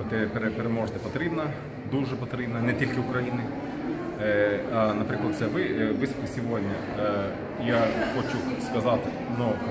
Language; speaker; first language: Ukrainian; non-native, learner; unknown